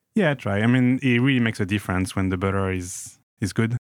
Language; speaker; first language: English; non-native, fluent; French